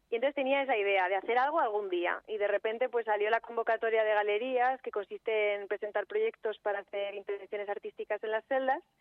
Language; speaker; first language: Spanish; native; Spanish